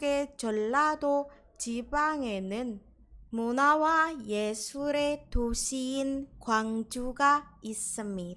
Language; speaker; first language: Korean; non-native, fluent; Indonesian